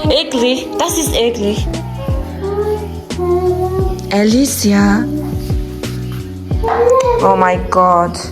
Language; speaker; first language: German; non-native, learner; Mongolian